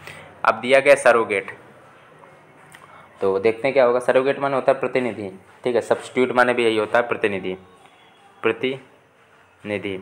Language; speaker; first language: Hindi; native; Hindi